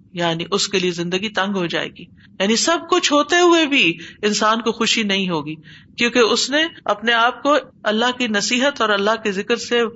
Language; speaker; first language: Urdu; native; Urdu